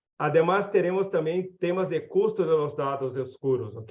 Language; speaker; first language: Spanish; non-native, learner; Portuguese